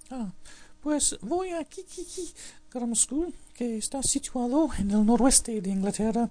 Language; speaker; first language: Spanish; non-native, fluent; English